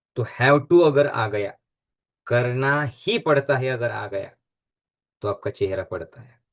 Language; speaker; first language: Hindi; non-native, local second language; Marathi